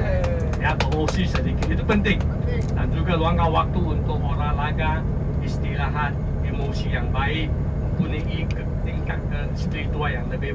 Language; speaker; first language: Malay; non-native, local second language; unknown